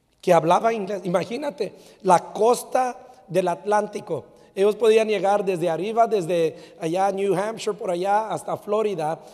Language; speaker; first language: Spanish; early bilingual, heritage; Spanish